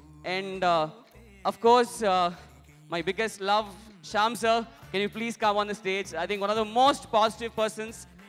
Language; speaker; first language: English; non-native, local second language; Telugu